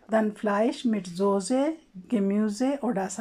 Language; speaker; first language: German; non-native, learner; Urdu